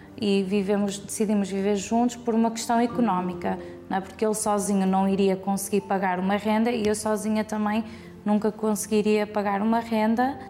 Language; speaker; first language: Portuguese; early bilingual, heritage; Portuguese